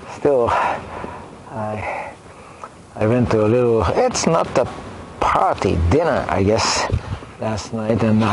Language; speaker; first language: English; non-native, fluent; Japanese